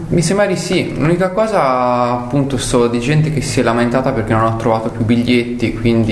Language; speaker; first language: Italian; native; Italian